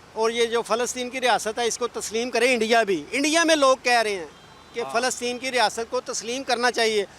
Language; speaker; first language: Urdu; non-native, local second language; Punjabi